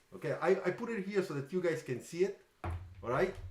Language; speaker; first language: English; non-native, fluent; Italian